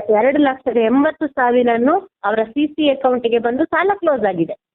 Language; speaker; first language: Kannada; non-native, local second language; Tulu